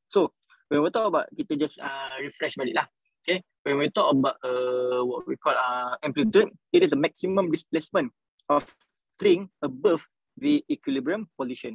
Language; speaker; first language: English; non-native, local second language; Malay